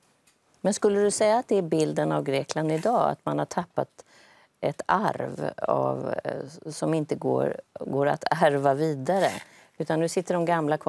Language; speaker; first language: Swedish; native; Swedish